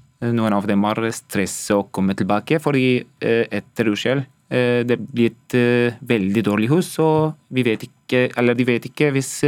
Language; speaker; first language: Norwegian; non-native, learner; Arabic